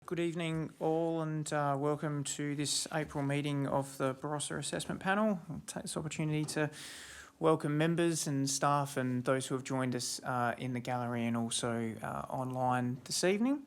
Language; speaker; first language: English; native; English